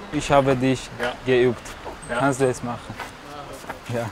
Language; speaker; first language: German; non-native, learner; Armenian